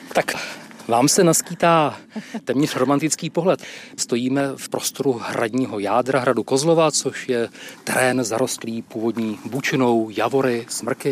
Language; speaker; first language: Czech; native; Czech